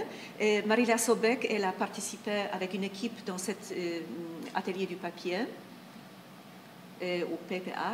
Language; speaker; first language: French; non-native, fluent; Polish